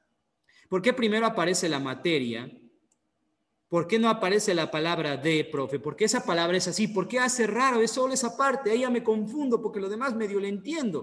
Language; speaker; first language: Spanish; native; Spanish